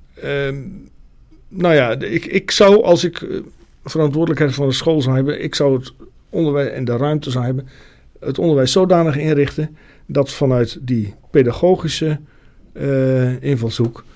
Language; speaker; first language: Dutch; native; Dutch